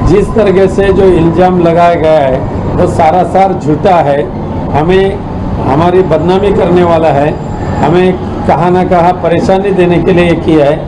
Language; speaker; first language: Hindi; non-native, local second language; Marathi